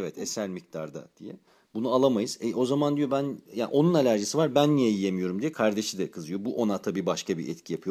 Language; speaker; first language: Turkish; native; Turkish